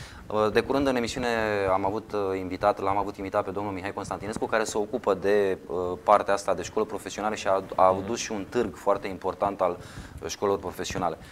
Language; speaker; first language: Romanian; native; Romanian